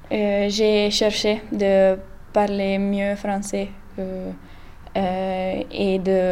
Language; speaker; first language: French; non-native, learner; Italian